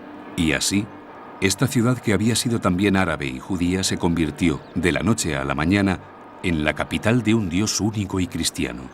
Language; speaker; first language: Spanish; native; Spanish